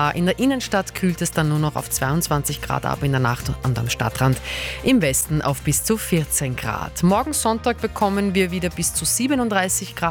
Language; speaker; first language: German; native; German